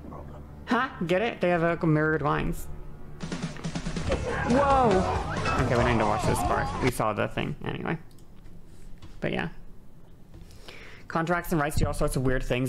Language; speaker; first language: English; native; English